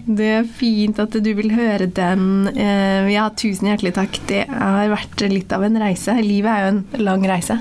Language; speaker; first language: Norwegian; early bilingual, other home language; Somali